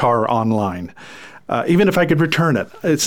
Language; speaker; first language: English; non-native, fluent; French